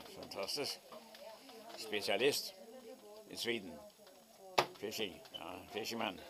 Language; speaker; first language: English; non-native, learner; Swedish